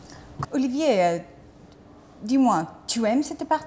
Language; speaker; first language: French; non-native, learner; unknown